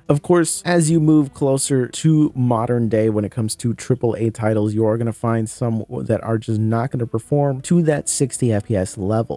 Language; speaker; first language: English; native; English